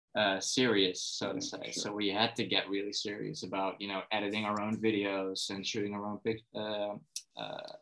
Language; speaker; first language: English; non-native, fluent; Dutch